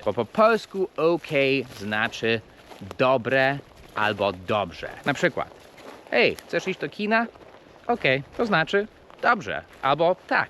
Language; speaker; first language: Polish; non-native, fluent; English